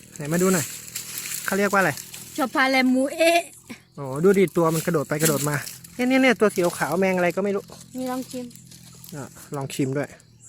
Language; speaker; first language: Thai; non-native, local second language; S'gaw Karen